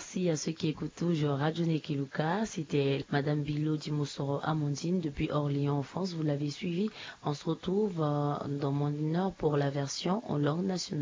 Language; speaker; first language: French; non-native, local second language; Sango